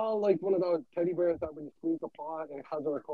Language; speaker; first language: English; native; English